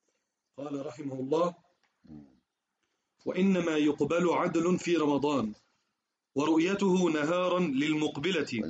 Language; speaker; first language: Arabic; native; Arabic